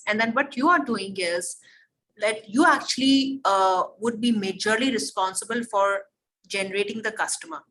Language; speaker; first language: English; non-native, local second language; Hindi